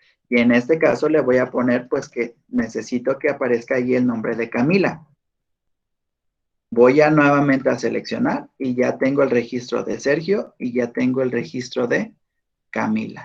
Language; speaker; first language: Spanish; native; Spanish